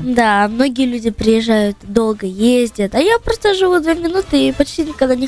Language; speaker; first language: Russian; early bilingual, heritage; Russian